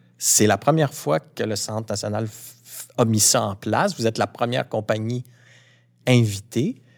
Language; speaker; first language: French; native; French